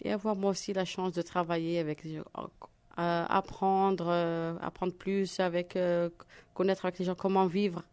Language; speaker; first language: French; non-native, fluent; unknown